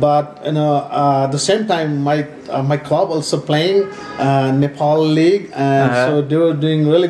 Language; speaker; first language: English; non-native, learner; Nepali